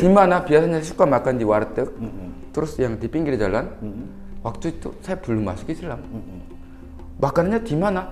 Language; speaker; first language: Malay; non-native, fluent; Korean